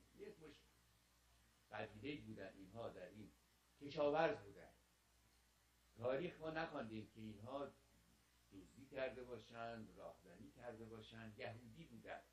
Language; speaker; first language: Persian; native; Persian